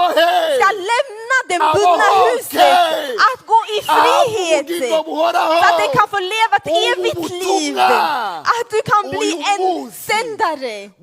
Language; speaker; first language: Swedish; non-native, fluent; Kinyarwanda